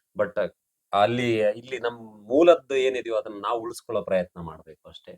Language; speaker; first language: Kannada; native; Kannada